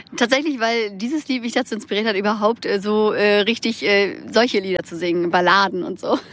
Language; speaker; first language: German; early bilingual, other home language; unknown